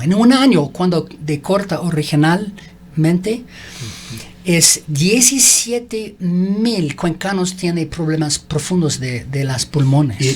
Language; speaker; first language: Spanish; non-native, learner; English